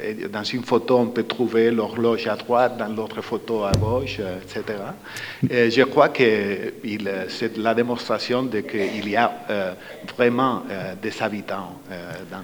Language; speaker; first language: French; non-native, fluent; Spanish